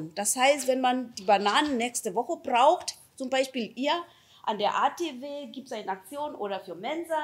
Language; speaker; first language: German; non-native, fluent; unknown